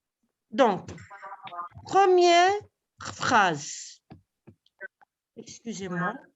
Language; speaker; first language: French; non-native, local second language; Arabic